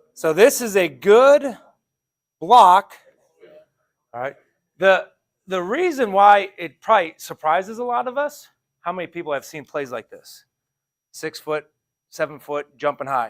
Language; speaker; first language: English; native; English